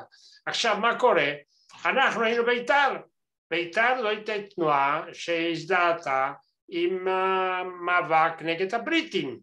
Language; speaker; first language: Hebrew; non-native, fluent; Spanish